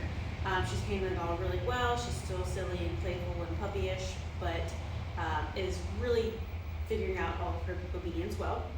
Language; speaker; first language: English; native; English